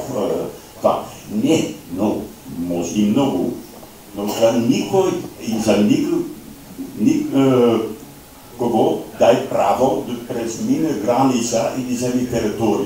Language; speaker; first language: Bulgarian; non-native, learner; Slovak